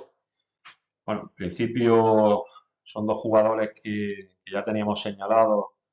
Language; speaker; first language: Spanish; native; Spanish